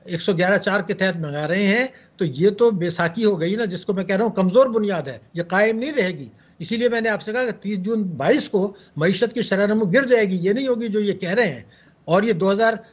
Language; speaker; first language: Urdu; native; Urdu